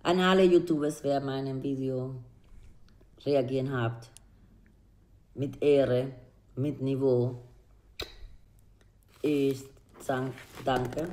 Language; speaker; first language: German; non-native, learner; Spanish